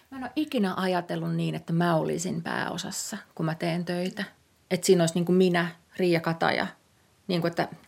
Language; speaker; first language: Finnish; native; Finnish